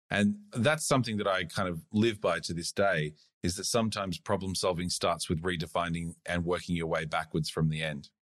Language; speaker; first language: English; native; English